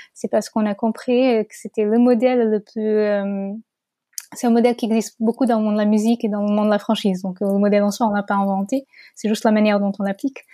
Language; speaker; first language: French; non-native, fluent; Portuguese